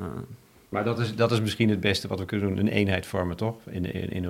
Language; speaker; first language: Dutch; native; Dutch